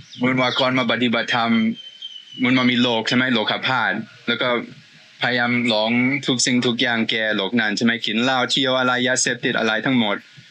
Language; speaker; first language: Thai; non-native, fluent; Swedish